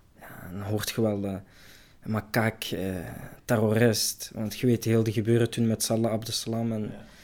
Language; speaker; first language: Dutch; early bilingual, other home language; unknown